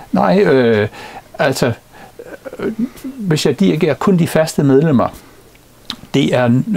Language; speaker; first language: Danish; non-native, fluent; English